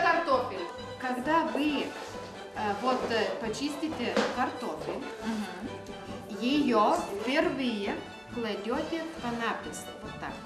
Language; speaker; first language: Russian; non-native, local second language; Lithuanian